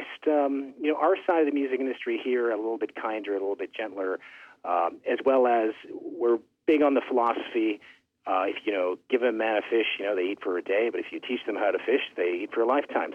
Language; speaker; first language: English; native; English